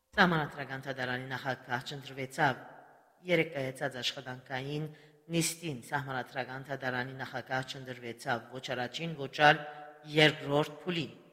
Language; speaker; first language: Armenian; early bilingual, heritage; Armenian